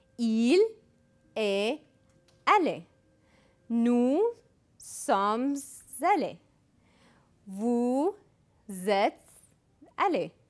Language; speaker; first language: French; non-native, fluent; Arabic